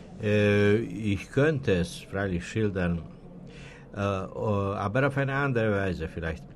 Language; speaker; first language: German; non-native, fluent; Serbian